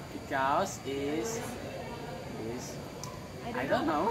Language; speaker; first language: English; non-native, learner; Indonesian